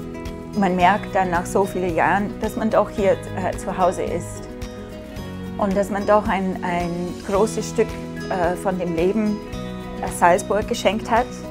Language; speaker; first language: German; non-native, fluent; English